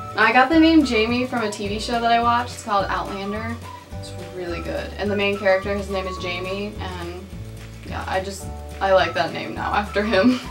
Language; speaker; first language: English; native; English